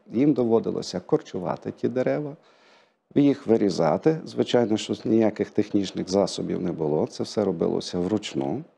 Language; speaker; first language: Ukrainian; native; Ukrainian